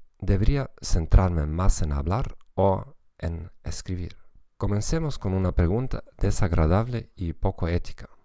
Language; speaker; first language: Spanish; non-native, fluent; German